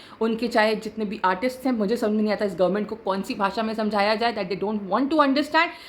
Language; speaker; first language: Hindi; native; Hindi